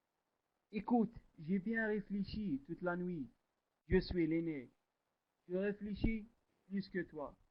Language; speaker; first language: French; non-native, learner; Arabic